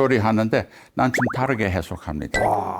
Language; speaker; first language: Korean; non-native, fluent; English